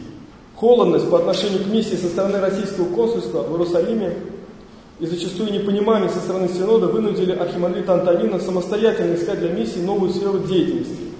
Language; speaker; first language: Russian; native; Russian